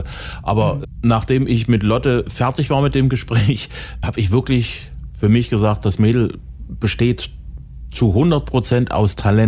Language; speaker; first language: German; native; German